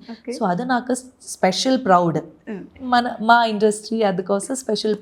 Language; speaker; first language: Telugu; non-native, learner; Malayalam